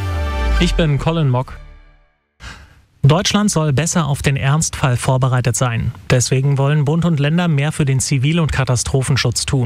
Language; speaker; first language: German; native; German